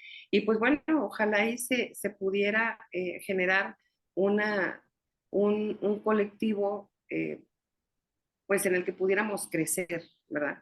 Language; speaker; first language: Spanish; native; Spanish